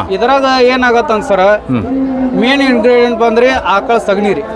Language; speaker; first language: Kannada; native; Kannada